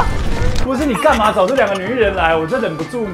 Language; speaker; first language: Chinese; native; Chinese